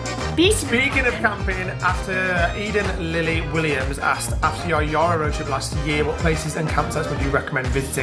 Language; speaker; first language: English; native; English